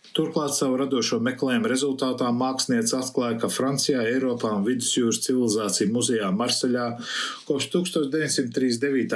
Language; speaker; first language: Latvian; early bilingual, heritage; Latvian